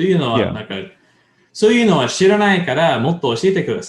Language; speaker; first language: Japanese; non-native, learner; English